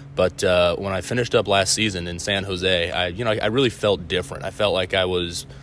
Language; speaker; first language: English; native; English